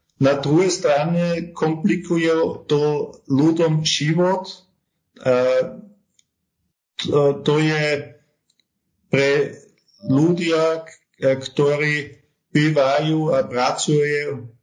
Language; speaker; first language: Slovak; non-native, learner; German